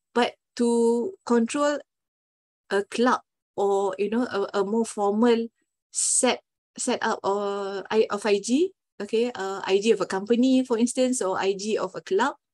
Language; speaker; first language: English; non-native, local second language; Malay